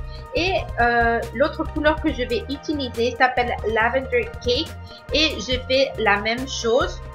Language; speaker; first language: French; non-native, fluent; Spanish